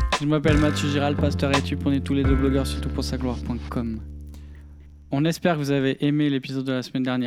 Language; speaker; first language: French; native; French